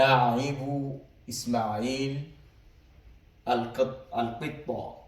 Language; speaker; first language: Arabic; non-native, fluent; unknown